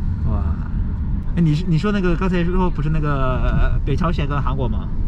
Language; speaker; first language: Chinese; early bilingual, other home language; Korean